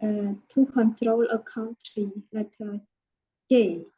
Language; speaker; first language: English; non-native, learner; Khmer